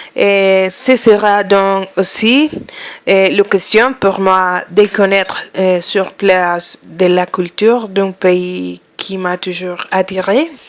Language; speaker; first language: French; non-native, fluent; Spanish